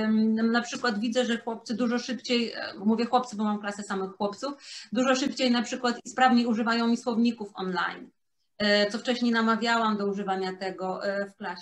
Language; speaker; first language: Polish; native; Polish